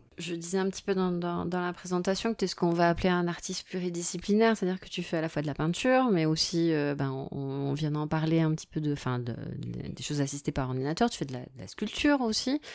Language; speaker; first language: French; native; French